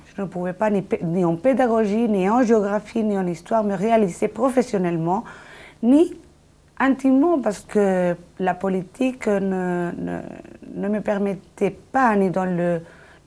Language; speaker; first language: French; non-native, fluent; Spanish